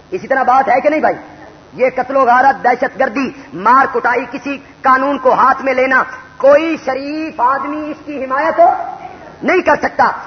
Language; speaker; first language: Urdu; non-native, local second language; Punjabi